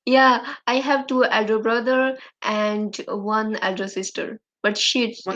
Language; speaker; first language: English; non-native, learner; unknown